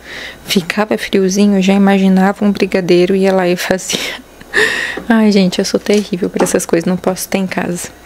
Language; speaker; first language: Portuguese; native; Portuguese